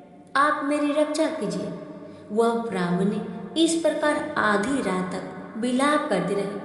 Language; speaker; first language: Hindi; native; Hindi